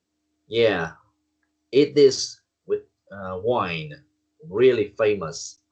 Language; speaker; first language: English; non-native, learner; Vietnamese